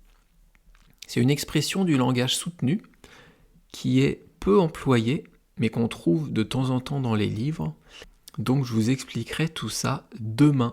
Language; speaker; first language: French; native; French